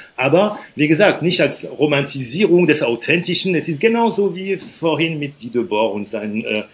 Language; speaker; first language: German; non-native, fluent; French